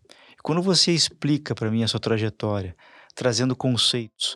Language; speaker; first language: Portuguese; native; Portuguese